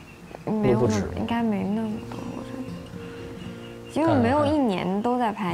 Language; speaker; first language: Chinese; non-native, local second language; Cantonese